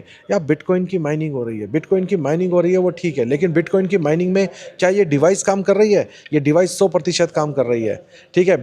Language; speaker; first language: Hindi; native; Hindi